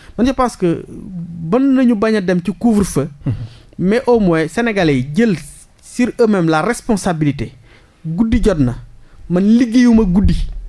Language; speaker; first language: Wolof; native; Wolof